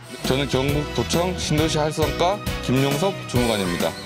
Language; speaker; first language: Korean; native; Korean